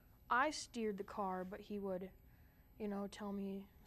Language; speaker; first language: English; native; English